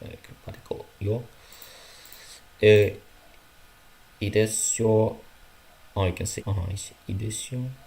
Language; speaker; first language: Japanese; non-native, learner; Ukrainian